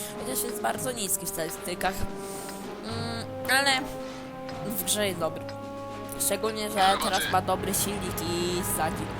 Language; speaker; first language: Polish; native; Polish